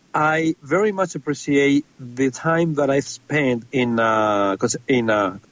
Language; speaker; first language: English; non-native, fluent; Spanish